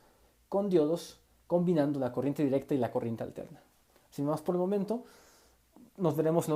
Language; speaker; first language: Spanish; native; Spanish